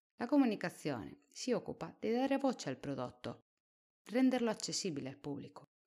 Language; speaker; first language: Italian; non-native, fluent; Spanish